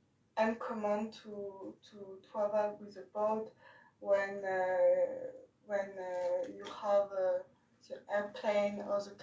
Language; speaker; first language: English; non-native, learner; French